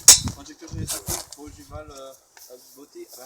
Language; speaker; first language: Czech; non-native, learner; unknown